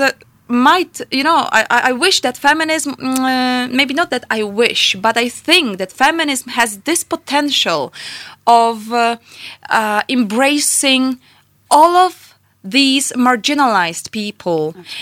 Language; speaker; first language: English; non-native, fluent; Polish